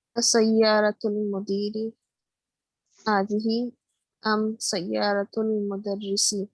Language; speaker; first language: Arabic; non-native, learner; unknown